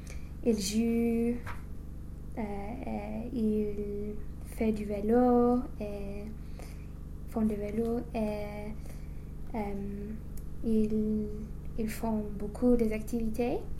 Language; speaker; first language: French; non-native, learner; English